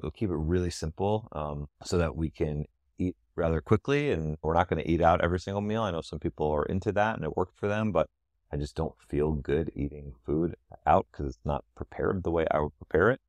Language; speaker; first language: English; native; English